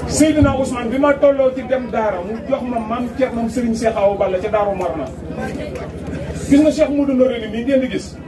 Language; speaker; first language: Wolof; native; Wolof